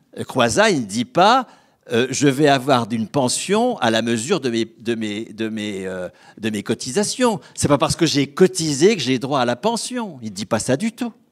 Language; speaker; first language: French; native; French